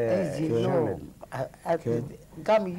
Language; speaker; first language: Hebrew; non-native, learner; Arabic